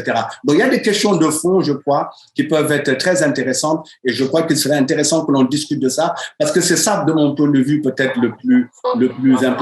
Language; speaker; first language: French; native; French